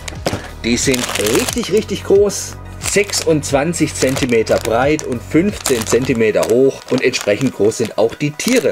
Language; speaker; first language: German; native; German